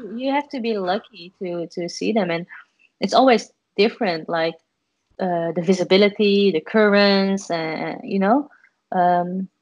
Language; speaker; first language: English; non-native, fluent; Dutch